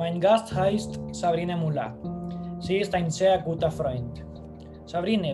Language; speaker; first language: German; non-native, learner; Spanish